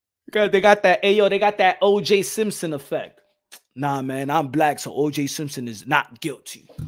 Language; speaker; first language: English; early bilingual, other home language; Spanish